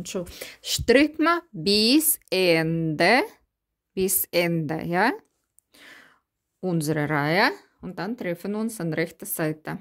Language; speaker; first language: German; non-native, learner; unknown